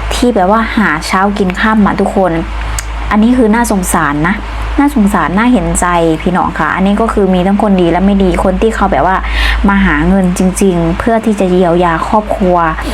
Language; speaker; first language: Thai; native; Thai